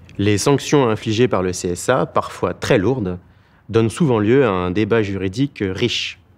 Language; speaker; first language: French; native; French